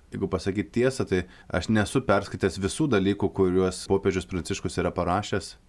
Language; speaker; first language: Lithuanian; native; Lithuanian